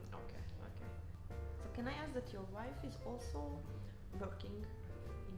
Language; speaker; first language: English; non-native, fluent; Japanese